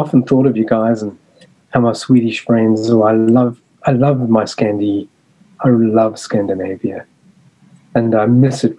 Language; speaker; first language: English; native; English